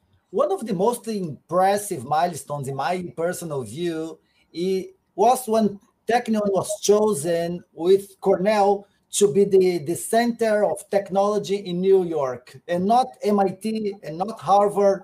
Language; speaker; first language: English; non-native, fluent; Portuguese